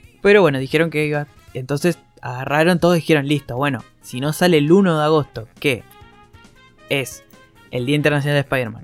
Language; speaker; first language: Spanish; native; Spanish